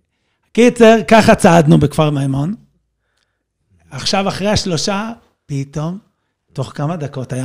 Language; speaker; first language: Hebrew; native; Hebrew